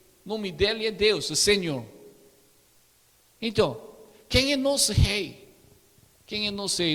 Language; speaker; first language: Portuguese; non-native, learner; Korean